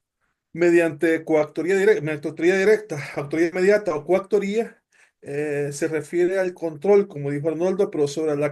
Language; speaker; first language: Spanish; native; Spanish